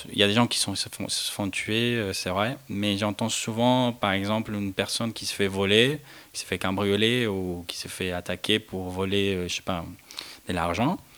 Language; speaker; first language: French; non-native, fluent; Spanish